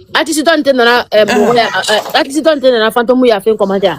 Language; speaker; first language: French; non-native, local second language; Mandingo